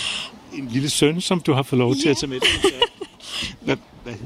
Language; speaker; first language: Danish; native; Danish